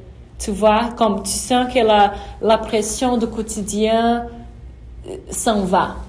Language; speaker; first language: French; non-native, fluent; Portuguese